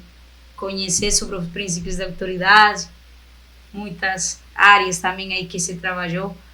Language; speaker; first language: Portuguese; non-native, fluent; Spanish